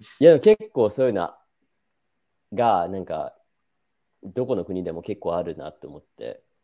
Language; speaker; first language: Japanese; native; Japanese